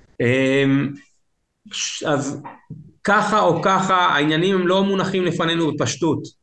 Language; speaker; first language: Hebrew; native; Hebrew